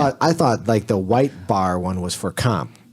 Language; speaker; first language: English; native; English